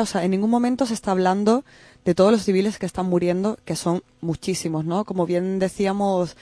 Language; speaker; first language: Spanish; native; Spanish